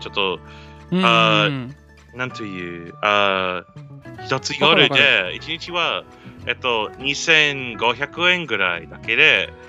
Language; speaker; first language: Japanese; non-native, learner; English